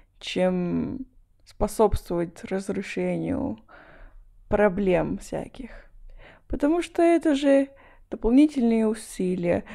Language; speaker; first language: Russian; non-native, fluent; Spanish